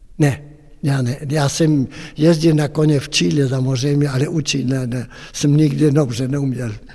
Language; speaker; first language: Czech; non-native, fluent; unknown